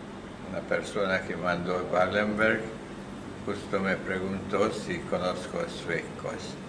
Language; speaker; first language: Spanish; non-native, fluent; Hungarian